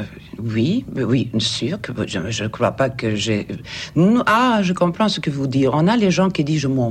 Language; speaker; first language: French; non-native, fluent; Swedish